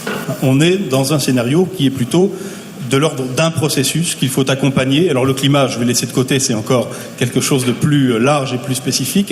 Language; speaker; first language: French; native; French